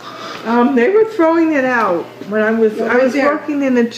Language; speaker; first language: English; native; English